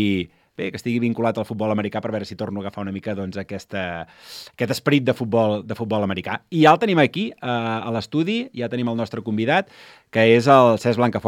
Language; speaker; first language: Catalan; native; Catalan